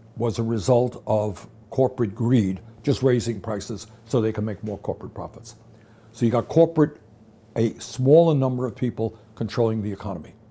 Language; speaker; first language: English; native; English